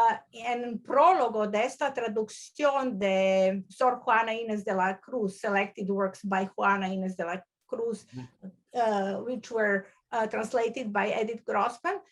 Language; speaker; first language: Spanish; non-native, learner; Croatian